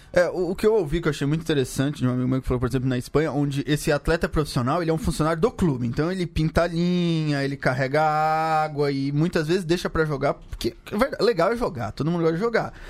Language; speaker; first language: Portuguese; native; Portuguese